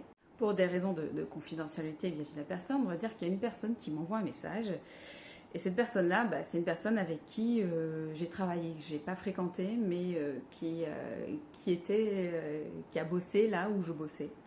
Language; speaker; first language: French; native; French